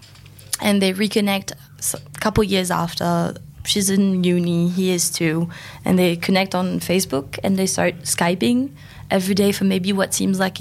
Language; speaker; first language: English; non-native, fluent; French